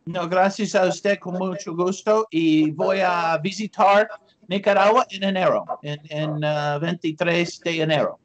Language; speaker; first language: Spanish; non-native, learner; English